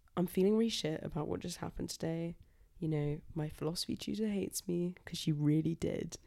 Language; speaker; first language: English; native; English